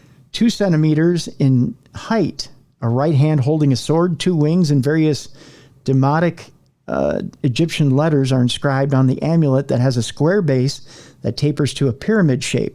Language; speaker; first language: English; native; English